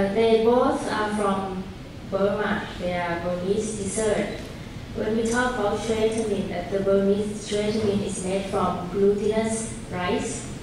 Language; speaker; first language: English; non-native, fluent; Thai